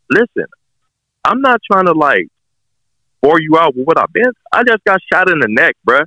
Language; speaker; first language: English; native; English